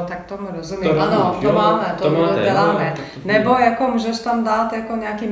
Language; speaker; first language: Czech; non-native, learner; Turkish